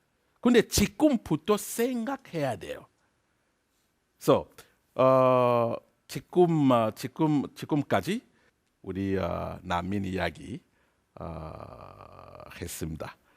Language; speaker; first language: Korean; non-native, learner; French